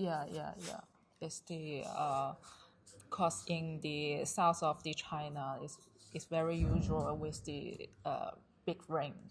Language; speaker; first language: English; non-native, learner; Chinese